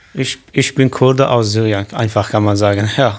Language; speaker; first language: German; non-native, learner; Kurdish